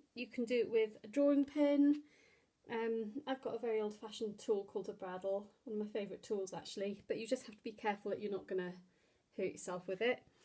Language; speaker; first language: English; native; English